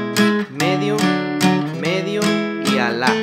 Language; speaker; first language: Spanish; native; Spanish